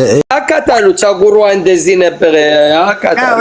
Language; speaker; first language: Amharic; non-native, fluent; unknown